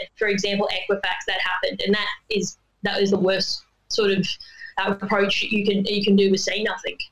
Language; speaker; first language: English; native; English